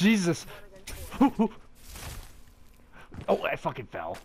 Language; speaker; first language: English; native; English